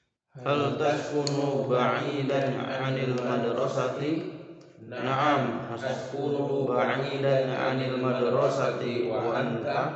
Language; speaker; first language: Arabic; non-native, learner; Indonesian